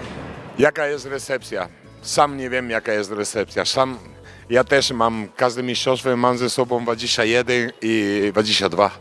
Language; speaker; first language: Polish; non-native, fluent; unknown